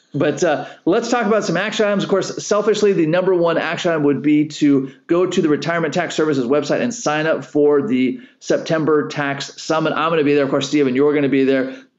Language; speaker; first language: English; native; English